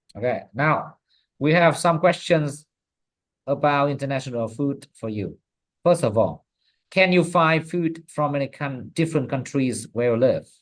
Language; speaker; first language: English; non-native, fluent; Vietnamese